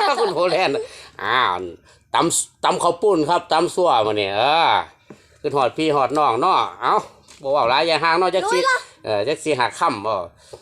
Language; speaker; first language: Thai; native; Thai